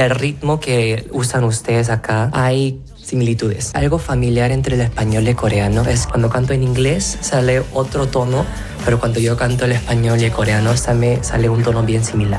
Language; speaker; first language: Spanish; non-native, fluent; Korean